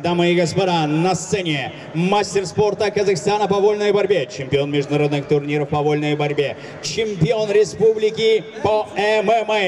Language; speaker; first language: Russian; non-native, local second language; Kazakh